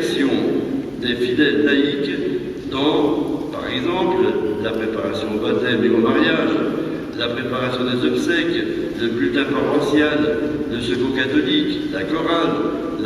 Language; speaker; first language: French; native; French